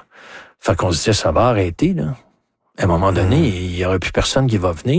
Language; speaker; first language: French; native; French